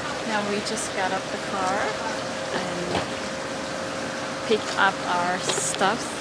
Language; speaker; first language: English; non-native, fluent; Chinese